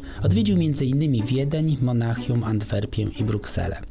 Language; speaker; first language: Polish; native; Polish